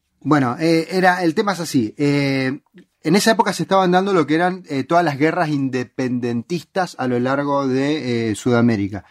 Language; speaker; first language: Spanish; native; Spanish